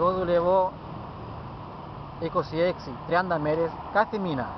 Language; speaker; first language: Greek; non-native, learner; Spanish